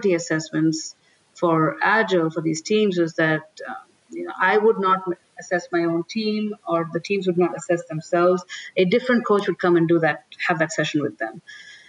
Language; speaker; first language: English; non-native, local second language; Tamil